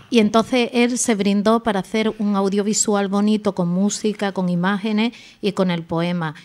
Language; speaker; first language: Spanish; native; Spanish